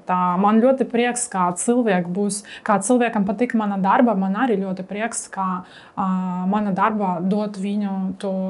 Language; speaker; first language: Latvian; non-native, learner; Russian